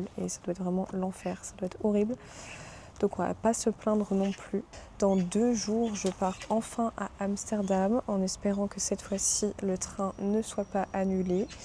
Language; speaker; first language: French; native; French